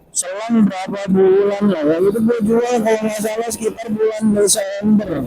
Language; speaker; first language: Indonesian; native; Indonesian